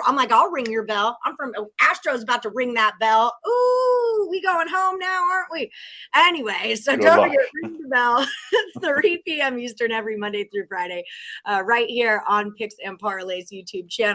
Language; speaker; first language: English; native; English